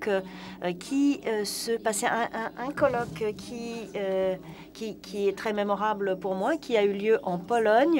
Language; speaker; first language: French; non-native, fluent; Polish